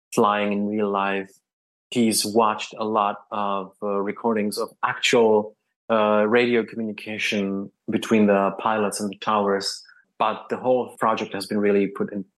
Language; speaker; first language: English; non-native, fluent; Czech